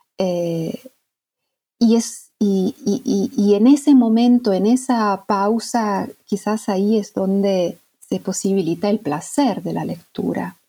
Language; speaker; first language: Spanish; non-native, fluent; Italian